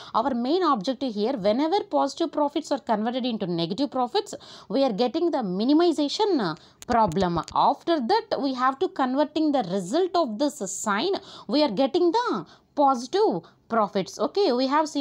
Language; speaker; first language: English; non-native, local second language; Telugu